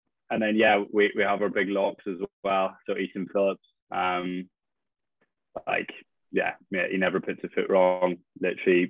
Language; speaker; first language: English; native; English